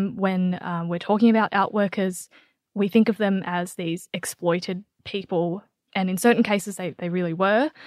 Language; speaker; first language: English; native; English